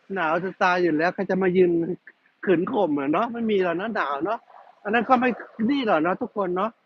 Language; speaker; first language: Thai; non-native, fluent; Burmese